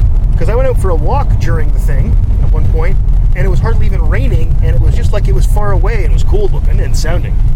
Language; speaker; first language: English; native; English